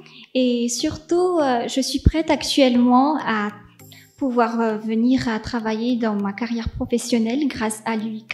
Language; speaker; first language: French; non-native, local second language; Malagasy